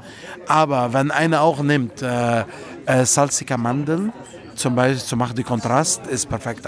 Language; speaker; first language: German; non-native, fluent; Italian